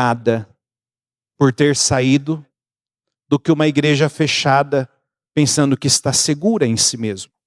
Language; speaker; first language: Portuguese; native; Portuguese